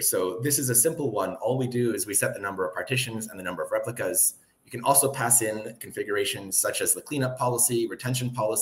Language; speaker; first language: English; native; English